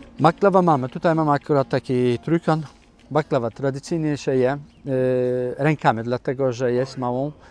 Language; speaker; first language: Polish; non-native, fluent; Turkish